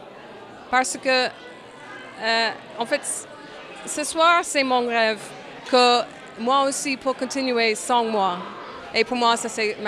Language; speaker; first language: French; non-native, fluent; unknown